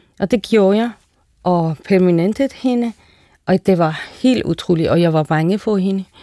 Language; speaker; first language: Danish; non-native, fluent; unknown